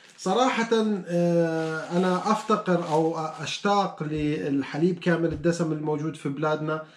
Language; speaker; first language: Arabic; native; Arabic